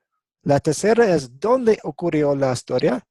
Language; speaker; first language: Spanish; non-native, fluent; English